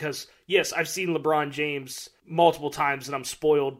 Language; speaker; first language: English; native; English